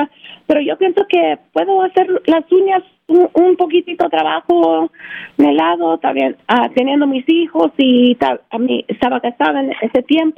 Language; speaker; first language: Spanish; early bilingual, heritage; Spanish